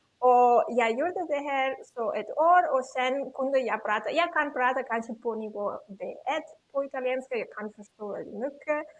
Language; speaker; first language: Swedish; non-native, fluent; Catalan